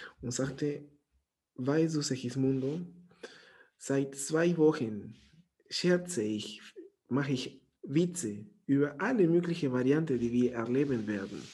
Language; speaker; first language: German; non-native, fluent; Spanish